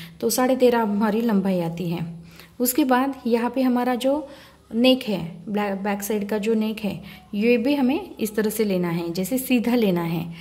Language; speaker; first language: Hindi; non-native, local second language; Marathi